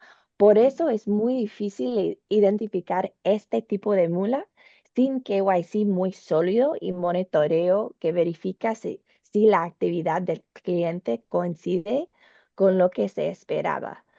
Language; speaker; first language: Spanish; non-native, learner; English